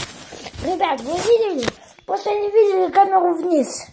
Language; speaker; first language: Russian; early bilingual, heritage; Russian